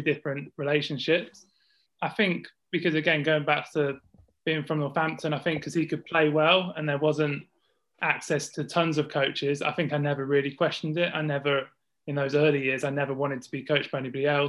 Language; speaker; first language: English; native; English